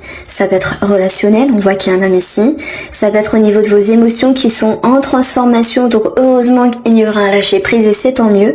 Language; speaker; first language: French; native; French